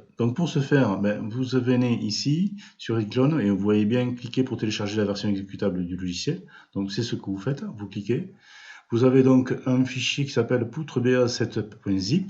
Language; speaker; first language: French; native; French